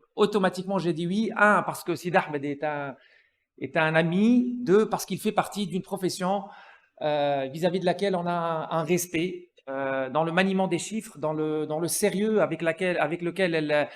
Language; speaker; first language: French; non-native, local second language; Arabic